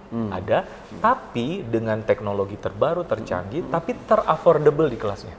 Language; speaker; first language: Indonesian; native; Indonesian